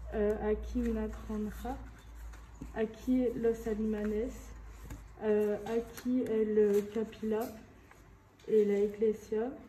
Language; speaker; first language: Spanish; non-native, learner; French